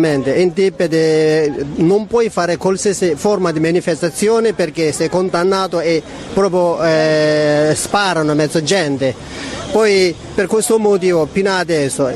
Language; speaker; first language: Italian; non-native, fluent; Tibetan